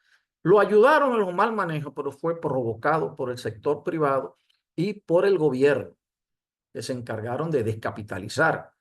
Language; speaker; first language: Spanish; native; Spanish